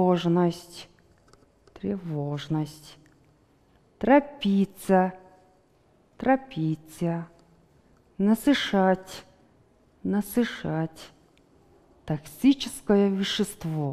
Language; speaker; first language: Russian; non-native, fluent; Mongolian